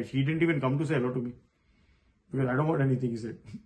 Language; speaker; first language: English; non-native, local second language; Hindi